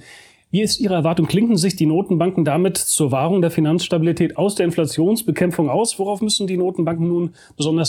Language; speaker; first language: German; native; German